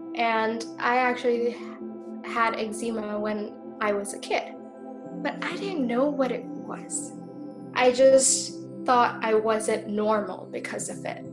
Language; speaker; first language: English; native; English